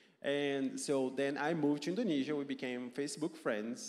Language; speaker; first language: English; non-native, fluent; Portuguese